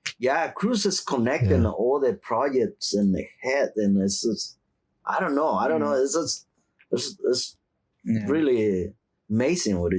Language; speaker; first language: English; non-native, learner; Spanish